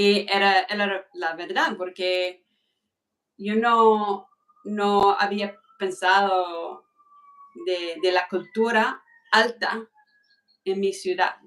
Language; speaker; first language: Spanish; non-native, fluent; English